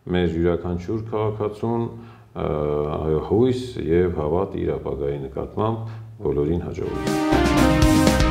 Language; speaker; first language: Armenian; native; Armenian